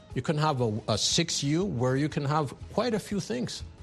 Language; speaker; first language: English; non-native, fluent; Amharic